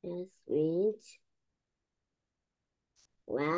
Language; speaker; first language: English; non-native, learner; Korean